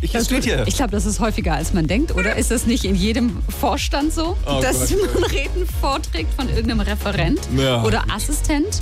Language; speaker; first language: German; native; German